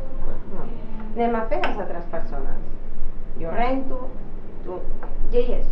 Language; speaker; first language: Catalan; native; Catalan